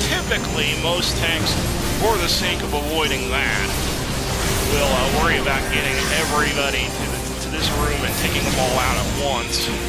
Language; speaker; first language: English; native; English